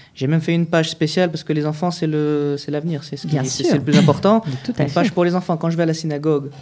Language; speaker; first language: French; native; French